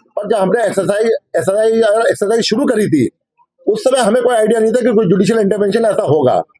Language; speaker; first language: Hindi; non-native, local second language; Bangla